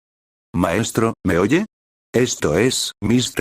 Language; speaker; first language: Spanish; native; Spanish